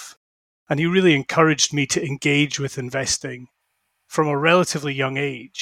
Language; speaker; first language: English; native; English